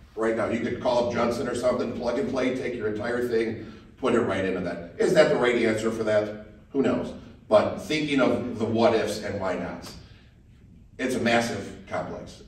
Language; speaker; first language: English; native; English